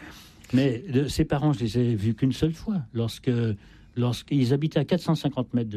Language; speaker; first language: French; native; French